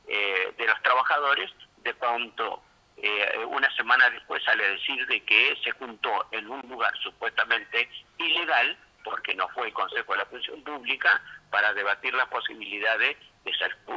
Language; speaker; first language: Spanish; native; Spanish